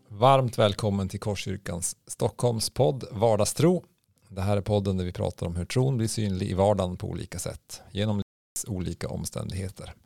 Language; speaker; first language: Swedish; native; Swedish